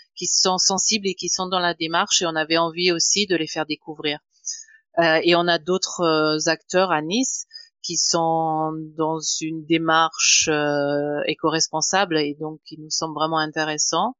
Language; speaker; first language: French; non-native, fluent; German